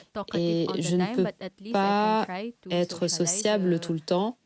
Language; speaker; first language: French; non-native, fluent; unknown